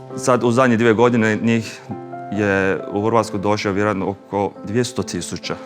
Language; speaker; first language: Bosnian; non-native, fluent; Turkish